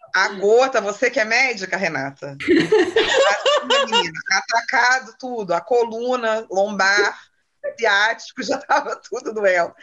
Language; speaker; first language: Portuguese; native; Portuguese